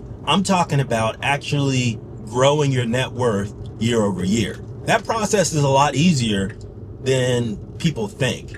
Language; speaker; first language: English; native; English